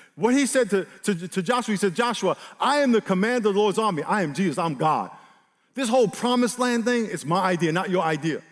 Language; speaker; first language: English; native; English